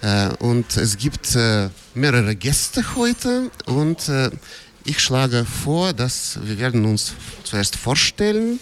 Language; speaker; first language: German; non-native, fluent; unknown